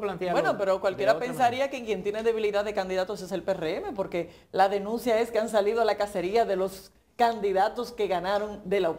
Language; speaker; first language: Spanish; native; Spanish